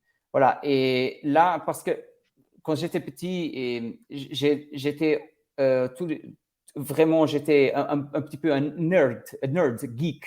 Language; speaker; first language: French; non-native, learner; Portuguese